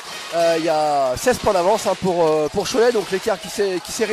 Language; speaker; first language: French; native; French